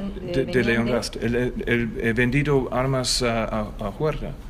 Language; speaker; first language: Spanish; non-native, learner; German